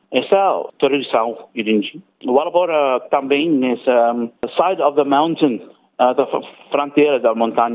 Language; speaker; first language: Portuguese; non-native, learner; English